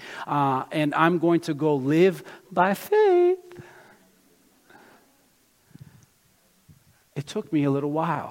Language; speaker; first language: English; native; English